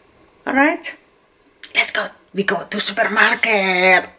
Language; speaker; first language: English; non-native, learner; Indonesian